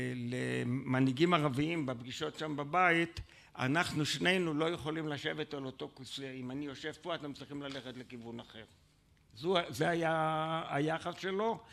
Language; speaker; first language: Hebrew; native; Hebrew